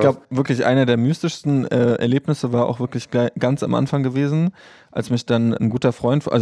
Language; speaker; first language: German; native; German